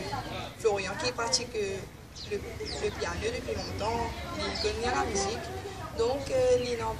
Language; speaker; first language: French; non-native, local second language; Morisyen